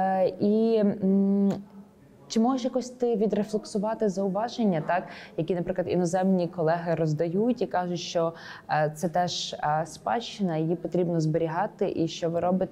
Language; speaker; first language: Ukrainian; native; Ukrainian